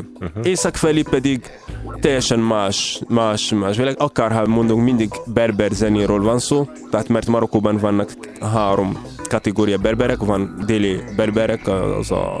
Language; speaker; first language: Hungarian; non-native, learner; Arabic